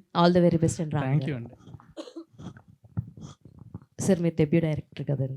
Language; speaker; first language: Telugu; native; Telugu